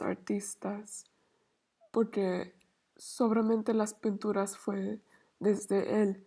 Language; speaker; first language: Spanish; non-native, learner; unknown